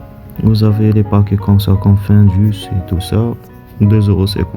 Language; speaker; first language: French; non-native, local second language; Arabic